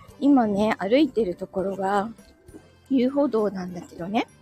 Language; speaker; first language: Japanese; native; Japanese